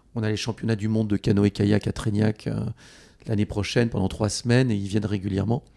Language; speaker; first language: French; native; French